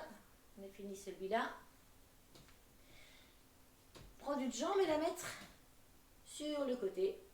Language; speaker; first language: French; native; French